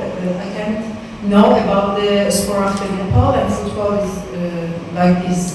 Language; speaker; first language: English; non-native, fluent; Persian